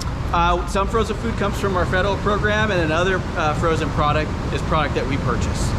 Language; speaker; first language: English; native; English